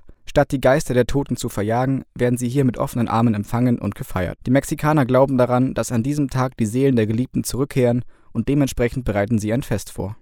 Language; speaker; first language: German; native; German